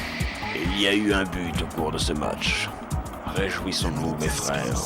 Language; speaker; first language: French; native; French